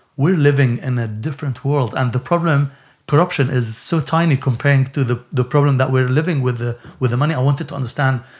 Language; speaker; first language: English; non-native, fluent; Arabic